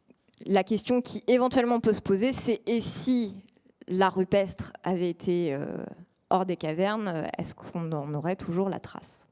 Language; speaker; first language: French; native; French